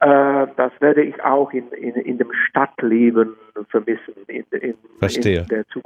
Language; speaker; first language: German; non-native, fluent; Czech